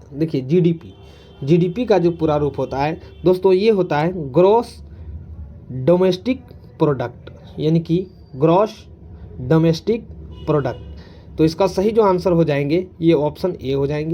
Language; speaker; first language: Hindi; native; Hindi